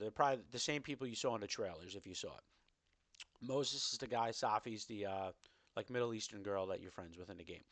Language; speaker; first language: English; native; English